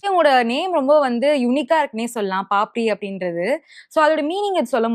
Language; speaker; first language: Tamil; native; Tamil